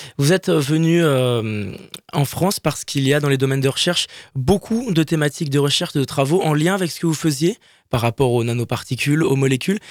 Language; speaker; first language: French; native; French